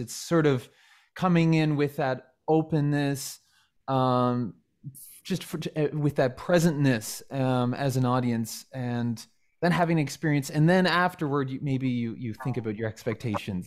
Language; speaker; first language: English; native; English